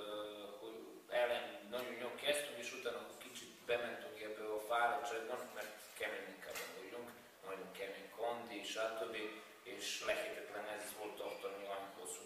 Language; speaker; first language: Hungarian; non-native, learner; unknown